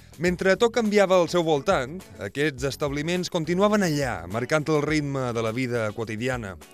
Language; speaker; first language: Catalan; native; Catalan